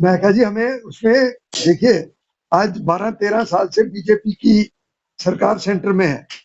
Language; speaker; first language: Hindi; non-native, local second language; Punjabi